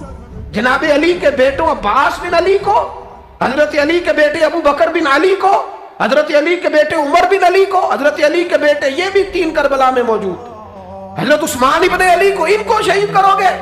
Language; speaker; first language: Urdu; non-native, local second language; Punjabi